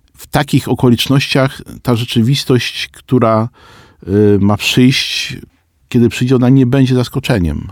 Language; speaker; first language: Polish; native; Polish